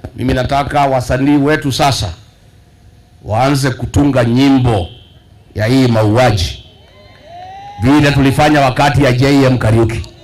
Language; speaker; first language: Swahili; non-native, local second language; Kikuyu